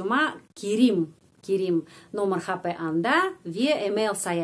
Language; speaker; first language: Indonesian; non-native, fluent; Russian